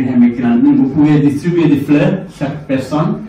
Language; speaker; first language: French; non-native, learner; Sinhala